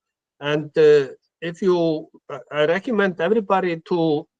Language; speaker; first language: English; non-native, fluent; Icelandic